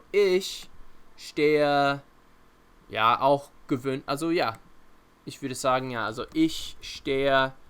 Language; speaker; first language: German; non-native, fluent; English